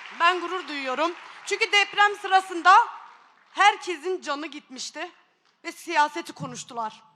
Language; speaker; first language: Turkish; native; Turkish